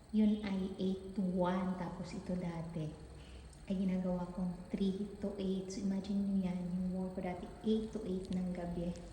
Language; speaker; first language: Filipino; native; Filipino